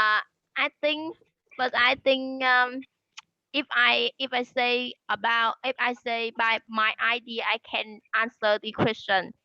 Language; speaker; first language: English; non-native, learner; Vietnamese